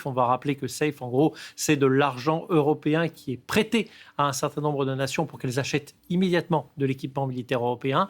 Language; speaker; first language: French; native; French